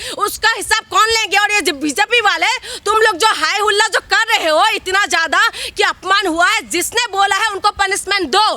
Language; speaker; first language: Hindi; non-native, local second language; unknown